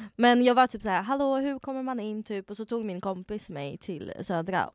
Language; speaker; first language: Swedish; early bilingual, other home language; Russian